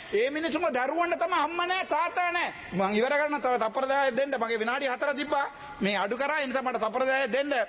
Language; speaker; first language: Sinhala; non-native, local second language; Tamil